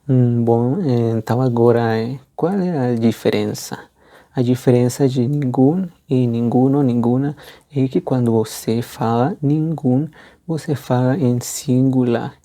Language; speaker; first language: Portuguese; non-native, fluent; Spanish